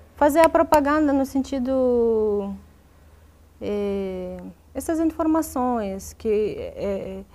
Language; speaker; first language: Portuguese; non-native, fluent; Russian